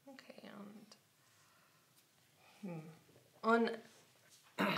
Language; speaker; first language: German; non-native, learner; English